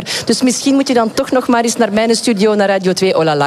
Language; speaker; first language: Dutch; native; Dutch